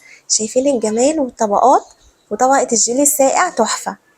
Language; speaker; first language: Arabic; native; Arabic